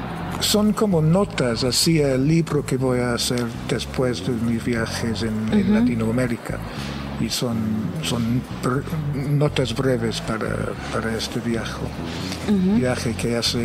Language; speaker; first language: Spanish; non-native, fluent; English